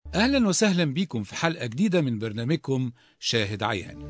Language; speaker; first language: Arabic; native; Arabic